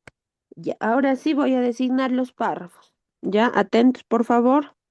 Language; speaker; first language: Spanish; native; Spanish